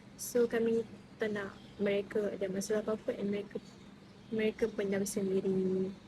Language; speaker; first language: Malay; native; Malay